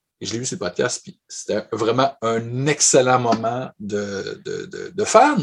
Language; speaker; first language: French; native; French